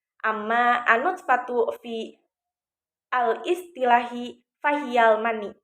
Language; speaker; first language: Arabic; non-native, learner; Indonesian